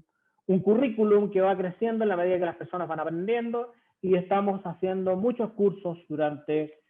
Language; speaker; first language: Spanish; native; Spanish